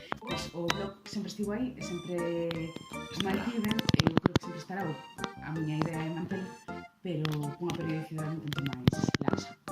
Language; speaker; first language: Galician; native; Galician